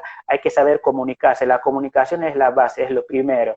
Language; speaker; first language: Spanish; non-native, fluent; Serer